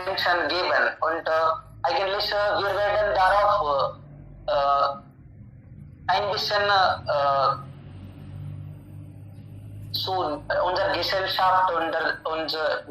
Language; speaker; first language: German; non-native, learner; Hindi